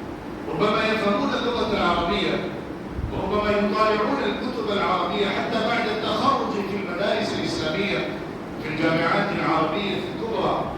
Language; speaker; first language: Arabic; non-native, fluent; Urdu